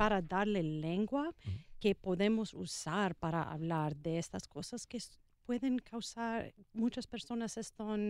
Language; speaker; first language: Spanish; non-native, learner; English